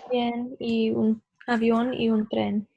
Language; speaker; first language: Spanish; non-native, learner; English